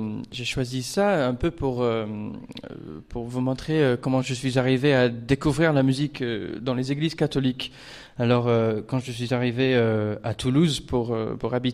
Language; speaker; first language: French; non-native, fluent; English